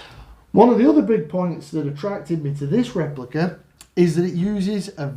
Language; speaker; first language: English; native; English